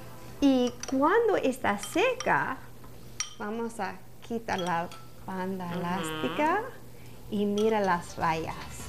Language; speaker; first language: Spanish; non-native, learner; English